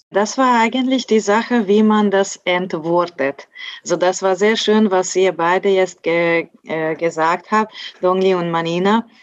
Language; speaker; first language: German; non-native, fluent; Hungarian